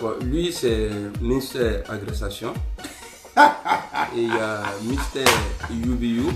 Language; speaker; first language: French; native; French